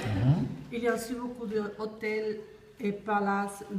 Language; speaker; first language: French; non-native, learner; Spanish